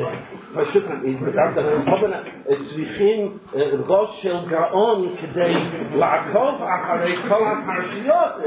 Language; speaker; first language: Hebrew; non-native, fluent; English